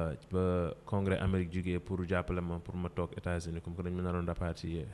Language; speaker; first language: French; non-native, local second language; Wolof